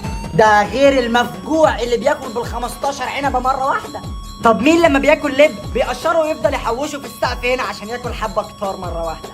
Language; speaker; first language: Arabic; native; Arabic